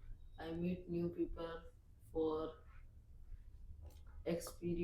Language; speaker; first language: English; non-native, learner; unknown